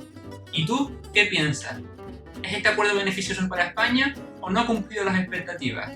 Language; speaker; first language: Spanish; native; Spanish